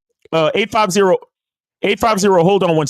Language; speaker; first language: English; native; English